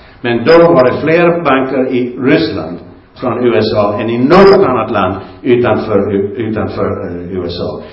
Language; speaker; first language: Swedish; non-native, fluent; English